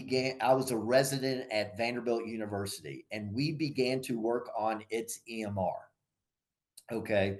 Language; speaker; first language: English; native; English